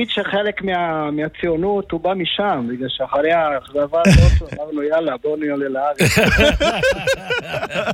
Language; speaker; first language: Hebrew; non-native, fluent; Portuguese